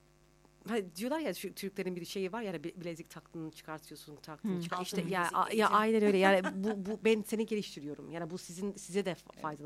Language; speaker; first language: Turkish; early bilingual, heritage; Turkish